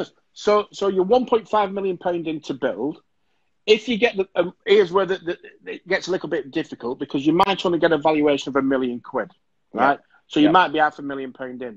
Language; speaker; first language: English; native; English